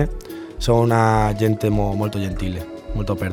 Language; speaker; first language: Italian; non-native, learner; Spanish